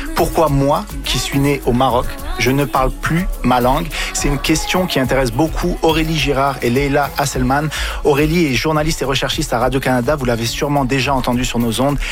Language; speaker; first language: French; early bilingual, other home language; Arabic